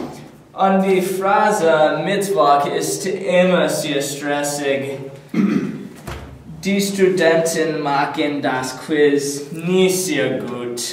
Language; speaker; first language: German; non-native, learner; English